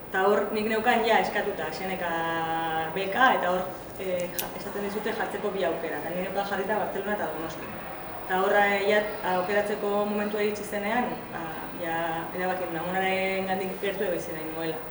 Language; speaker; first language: Basque; non-native, local second language; Spanish